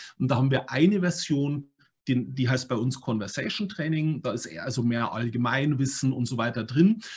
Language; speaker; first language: German; native; German